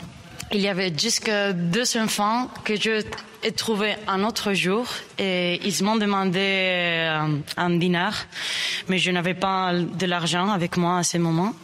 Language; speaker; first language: French; non-native, learner; Spanish